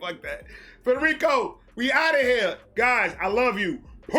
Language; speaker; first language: English; native; English